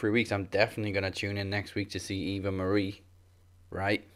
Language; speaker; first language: English; native; English